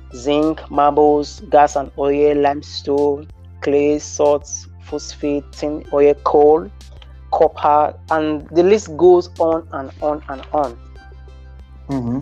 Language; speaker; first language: English; non-native, local second language; Bini